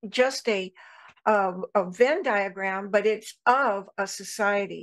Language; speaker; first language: English; native; English